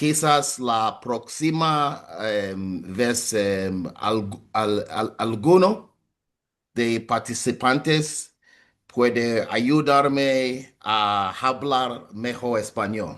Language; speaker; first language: Spanish; non-native, learner; English